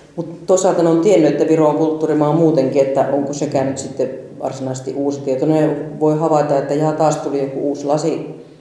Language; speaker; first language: Finnish; native; Finnish